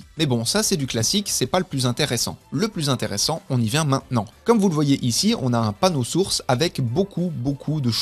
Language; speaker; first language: French; native; French